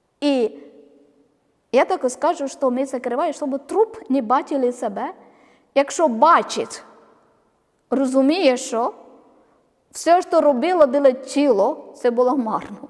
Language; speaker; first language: Ukrainian; non-native, learner; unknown